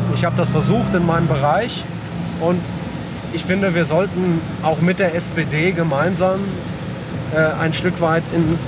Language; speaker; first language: German; non-native, local second language; Italian